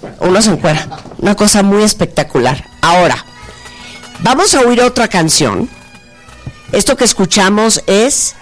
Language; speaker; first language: Spanish; native; Spanish